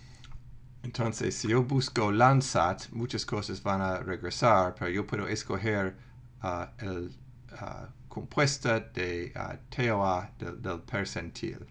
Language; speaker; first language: Spanish; non-native, fluent; English